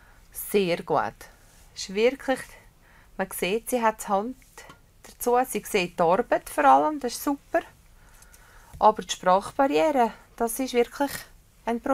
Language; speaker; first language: German; non-native, learner; Spanish